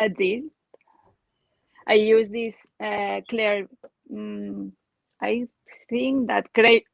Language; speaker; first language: English; non-native, learner; Spanish